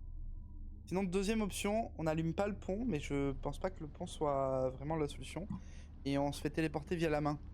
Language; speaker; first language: French; native; French